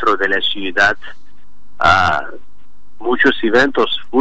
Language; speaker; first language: Spanish; non-native, learner; Azerbaijani